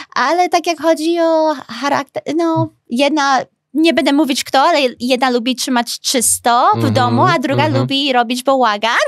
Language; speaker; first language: Polish; early bilingual, heritage; Polish